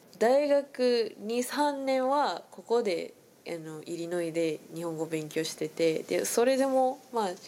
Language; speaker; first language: Japanese; non-native, fluent; English